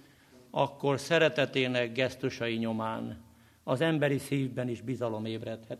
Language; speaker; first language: Hungarian; native; Hungarian